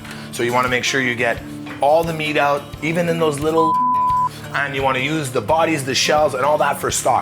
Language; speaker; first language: English; native; English